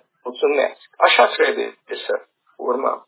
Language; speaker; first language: Romanian; non-native, learner; English